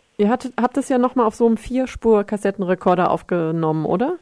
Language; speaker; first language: German; native; German